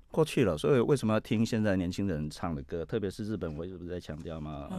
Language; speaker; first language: Chinese; native; Chinese